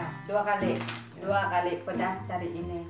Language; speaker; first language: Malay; non-native, local second language; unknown